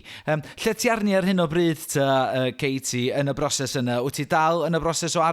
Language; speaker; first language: Welsh; native; Welsh